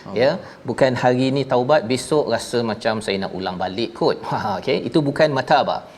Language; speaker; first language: Malay; native; Malay